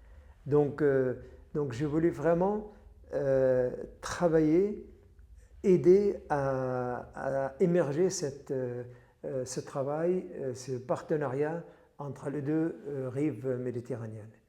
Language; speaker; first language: French; non-native, fluent; Arabic